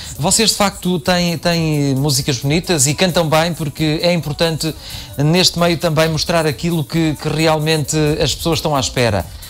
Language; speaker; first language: Portuguese; native; Portuguese